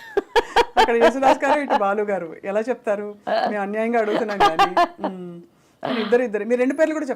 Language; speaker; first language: Telugu; native; Telugu